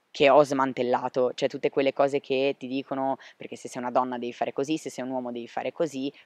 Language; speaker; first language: Italian; native; Italian